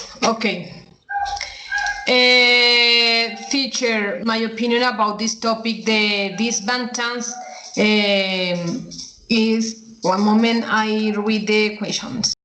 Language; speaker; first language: English; non-native, learner; Spanish